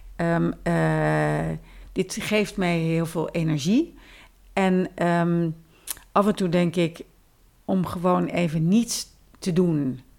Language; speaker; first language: Dutch; native; Dutch